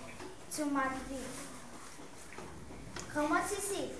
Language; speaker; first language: English; non-native, learner; Spanish